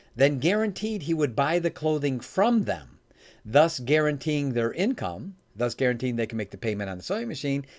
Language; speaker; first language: English; native; English